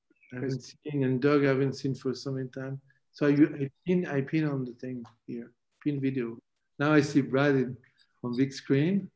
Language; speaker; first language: English; non-native, fluent; French